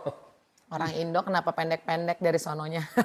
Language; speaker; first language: Indonesian; native; Indonesian